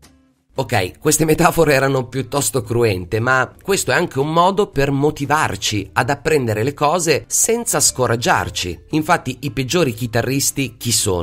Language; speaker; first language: Italian; native; Italian